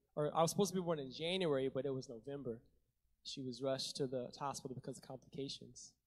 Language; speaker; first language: English; native; English